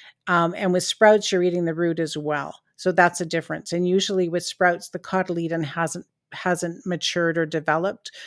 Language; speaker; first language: English; native; English